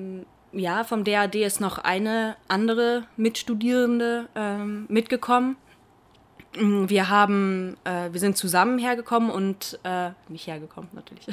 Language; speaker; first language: German; early bilingual, heritage; Portuguese